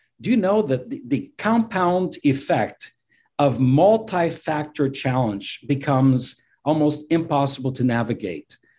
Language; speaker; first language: English; non-native, fluent; Portuguese